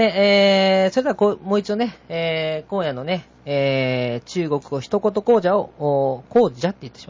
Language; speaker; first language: Japanese; native; Japanese